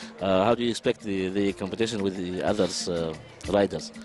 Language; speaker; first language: English; non-native, learner; Arabic